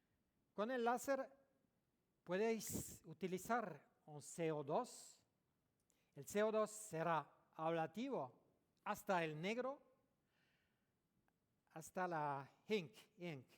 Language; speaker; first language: Spanish; non-native, learner; French